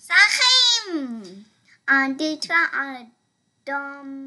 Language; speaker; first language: French; non-native, learner; English